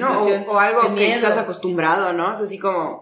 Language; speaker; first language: Spanish; native; Spanish